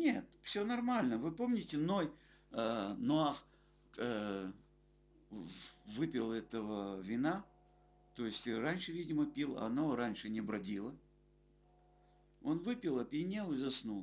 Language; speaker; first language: Russian; native; Russian